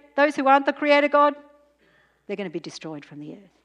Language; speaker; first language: English; native; English